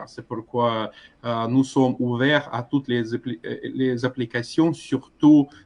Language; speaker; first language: French; non-native, fluent; Russian